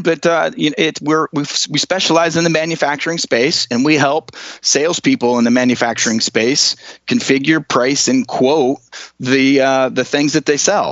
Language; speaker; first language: English; native; English